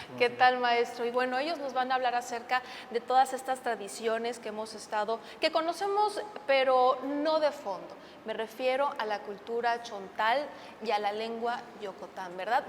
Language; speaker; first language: Spanish; native; Spanish